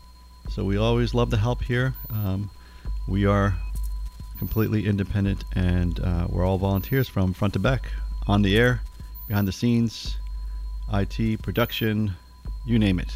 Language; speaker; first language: English; native; English